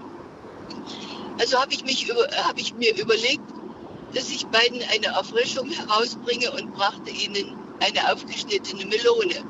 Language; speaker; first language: German; native; German